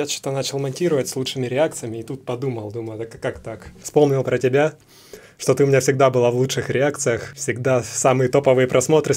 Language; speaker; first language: Russian; native; Russian